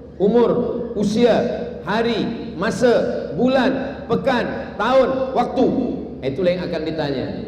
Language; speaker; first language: Malay; native; Malay